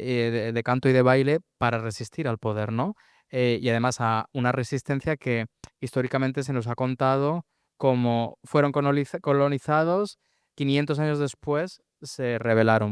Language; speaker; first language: Spanish; native; Spanish